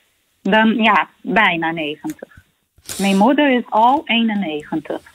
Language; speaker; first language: Dutch; non-native, learner; Portuguese